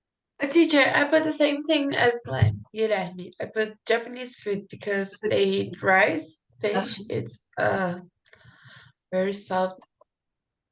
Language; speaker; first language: English; non-native, learner; Portuguese